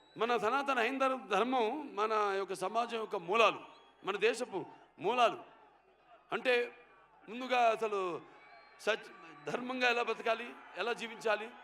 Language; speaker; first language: Telugu; native; Telugu